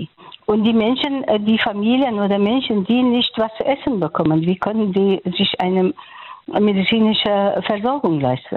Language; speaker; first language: German; non-native, fluent; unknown